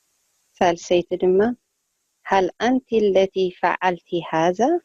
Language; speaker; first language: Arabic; non-native, learner; Tigrinya